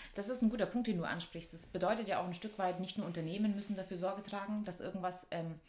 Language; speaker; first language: German; non-native, fluent; Hungarian